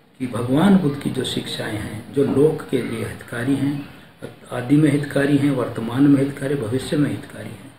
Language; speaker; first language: Hindi; native; Hindi